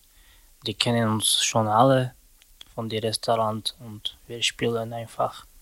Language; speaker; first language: German; non-native, learner; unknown